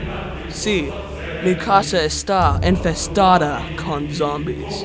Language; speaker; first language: Spanish; non-native, learner; English